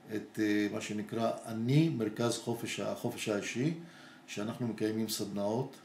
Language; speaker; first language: Hebrew; non-native, local second language; Arabic